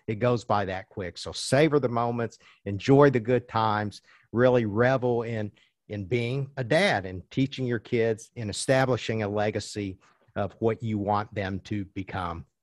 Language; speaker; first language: English; early bilingual, other home language; Chinese